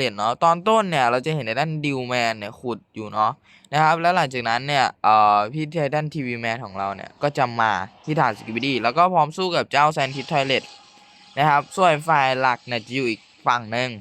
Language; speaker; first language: Thai; native; Thai